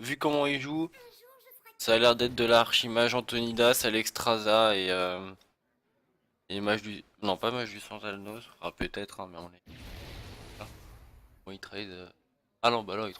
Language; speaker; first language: French; native; French